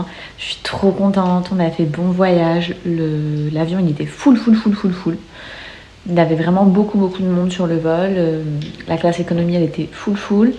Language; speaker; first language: French; native; French